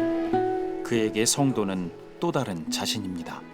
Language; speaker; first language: Korean; native; Korean